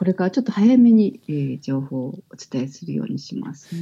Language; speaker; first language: Japanese; native; Japanese